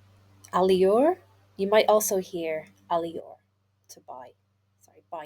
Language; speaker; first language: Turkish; non-native, learner; English